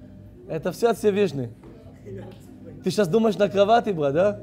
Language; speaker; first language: Russian; non-native, learner; Hebrew